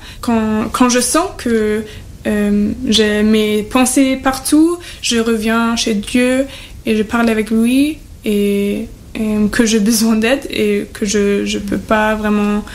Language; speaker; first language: French; non-native, fluent; German